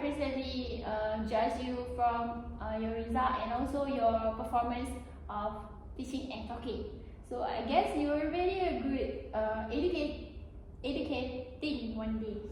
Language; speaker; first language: English; non-native, learner; Malay